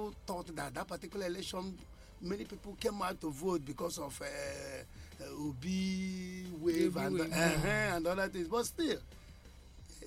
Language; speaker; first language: English; non-native, local second language; Igbo